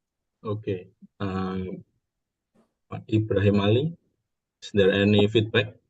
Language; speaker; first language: English; non-native, learner; Indonesian